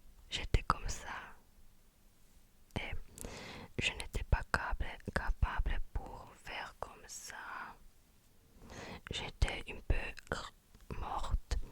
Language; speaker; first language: French; non-native, learner; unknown